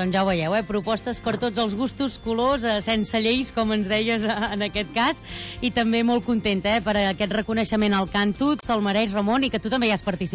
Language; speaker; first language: Catalan; native; Catalan